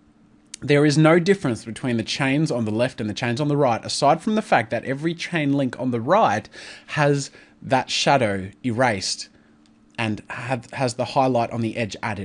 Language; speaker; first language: English; native; English